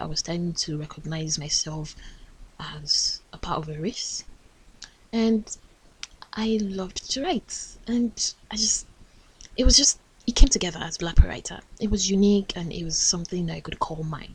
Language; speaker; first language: English; non-native, local second language; Yoruba